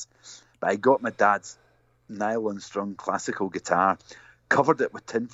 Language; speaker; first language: English; native; English